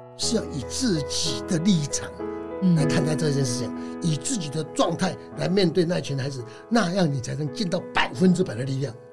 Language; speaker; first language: Chinese; native; Chinese